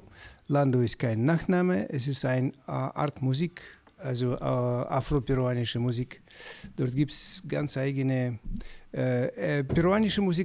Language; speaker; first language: German; non-native, fluent; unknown